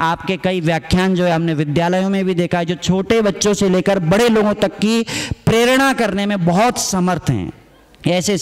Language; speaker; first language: Hindi; native; Hindi